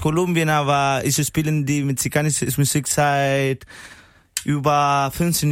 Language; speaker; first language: German; non-native, learner; Spanish